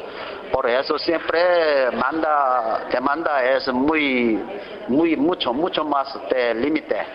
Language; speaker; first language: Spanish; non-native, learner; Korean